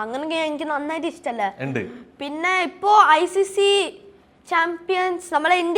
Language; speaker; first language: Malayalam; early bilingual, heritage; Malayalam